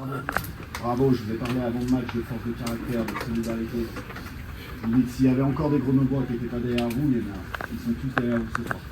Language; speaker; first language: French; native; French